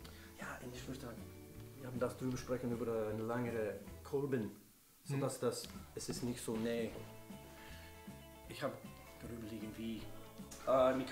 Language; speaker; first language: German; non-native, learner; English